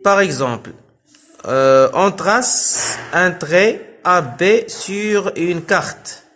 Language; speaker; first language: French; non-native, local second language; Arabic